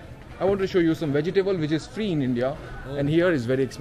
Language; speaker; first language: English; non-native, local second language; Hindi